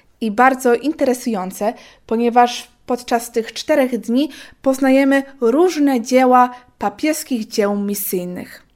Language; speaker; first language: Polish; native; Polish